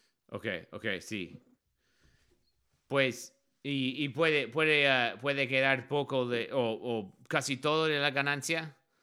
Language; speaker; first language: Spanish; non-native, learner; English